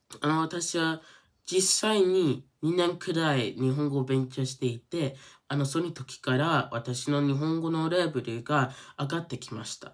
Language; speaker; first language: Japanese; non-native, learner; English